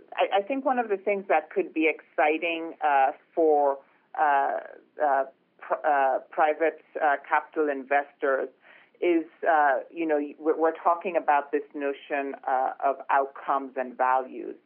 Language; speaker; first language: English; non-native, local second language; Yoruba